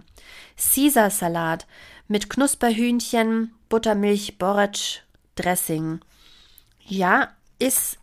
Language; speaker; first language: German; native; German